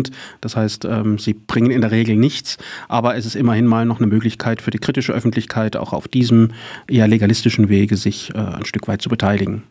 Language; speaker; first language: German; native; German